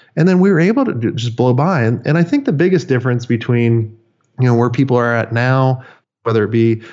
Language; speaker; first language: English; native; English